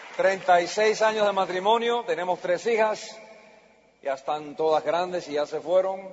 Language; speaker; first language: Spanish; early bilingual, heritage; Spanish